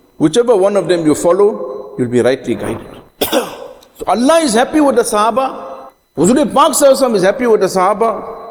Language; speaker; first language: English; native; English